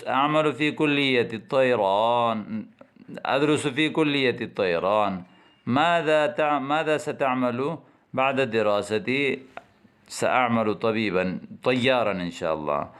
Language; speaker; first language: Arabic; non-native, fluent; Urdu